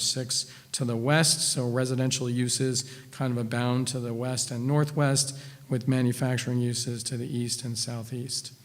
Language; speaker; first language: English; native; English